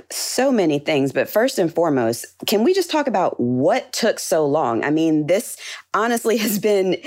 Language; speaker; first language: English; native; English